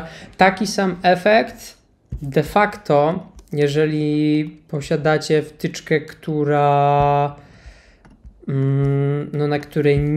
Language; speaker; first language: Polish; native; Polish